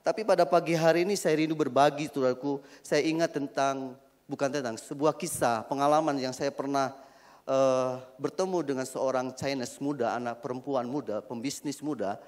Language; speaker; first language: Indonesian; native; Indonesian